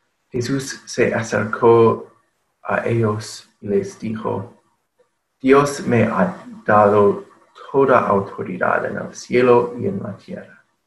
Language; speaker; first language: Spanish; non-native, fluent; English